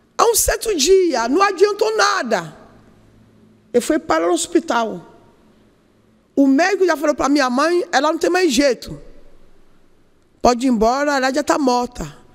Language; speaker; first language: Portuguese; non-native, learner; Yoruba